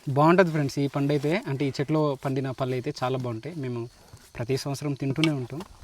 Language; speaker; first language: Telugu; native; Telugu